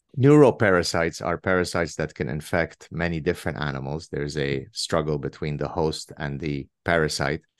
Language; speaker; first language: English; early bilingual, other home language; Arabic